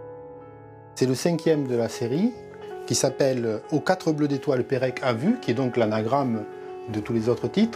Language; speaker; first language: French; native; French